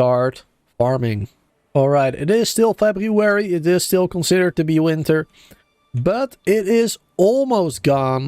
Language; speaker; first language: English; native; English